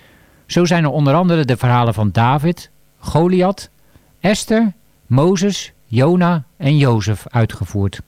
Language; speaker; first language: Dutch; native; Dutch